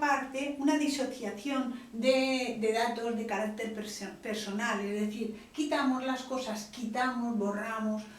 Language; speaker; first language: Spanish; native; Spanish